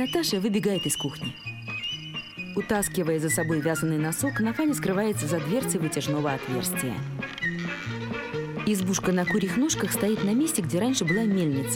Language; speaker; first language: Russian; native; Russian